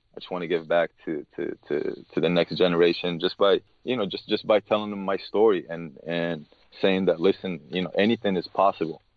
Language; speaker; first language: English; early bilingual, other home language; Arabic